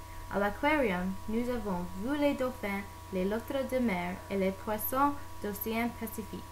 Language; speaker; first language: French; non-native, learner; English